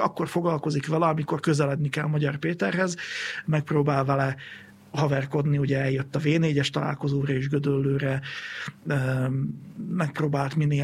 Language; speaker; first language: Hungarian; native; Hungarian